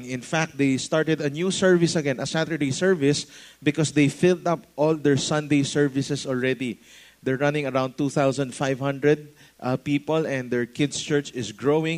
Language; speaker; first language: English; non-native, local second language; Filipino